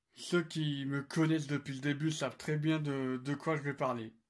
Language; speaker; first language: French; native; French